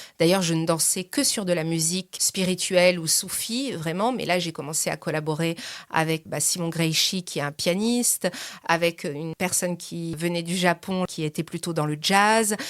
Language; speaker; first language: French; early bilingual, other home language; Persian